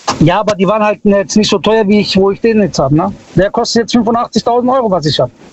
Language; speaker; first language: German; early bilingual, other home language; Italian